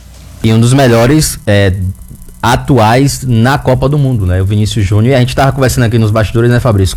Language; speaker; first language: Portuguese; native; Portuguese